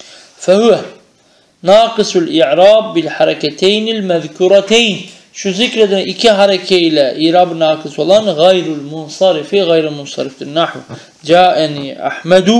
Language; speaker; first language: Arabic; non-native, fluent; Turkish